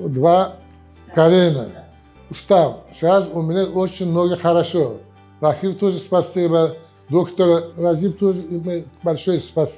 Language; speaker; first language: Russian; non-native, learner; Uzbek